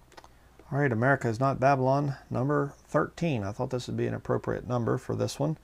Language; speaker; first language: English; native; English